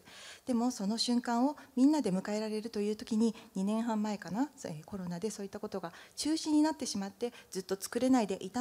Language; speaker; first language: Japanese; native; Japanese